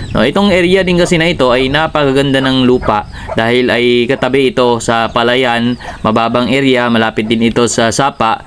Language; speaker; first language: Filipino; native; Filipino